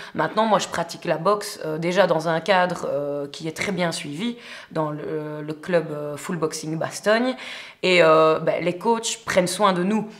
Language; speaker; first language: French; native; French